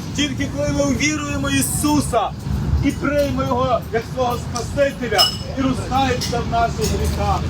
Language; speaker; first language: Ukrainian; native; Ukrainian